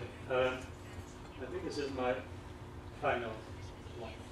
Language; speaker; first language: English; native; English